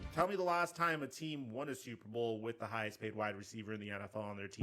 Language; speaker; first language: English; native; English